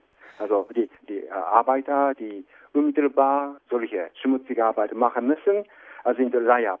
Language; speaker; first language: German; non-native, fluent; Japanese